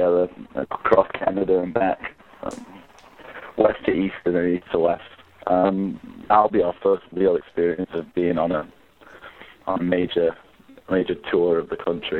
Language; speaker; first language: English; native; English